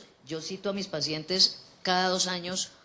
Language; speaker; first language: Spanish; native; Spanish